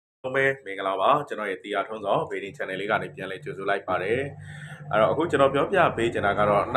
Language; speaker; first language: Burmese; native; Burmese